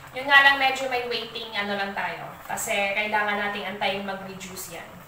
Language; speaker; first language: Filipino; non-native, local second language; Hiligaynon